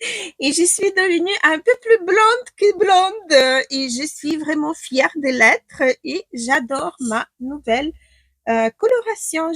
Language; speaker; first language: French; non-native, fluent; Ukrainian